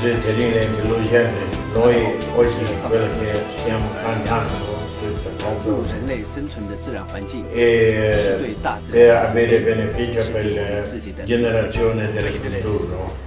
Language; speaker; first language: Italian; non-native, fluent; Tibetan